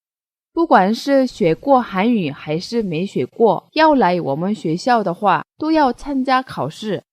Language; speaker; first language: Chinese; non-native, fluent; Korean